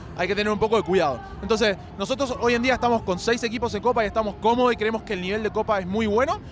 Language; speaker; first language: Spanish; native; Spanish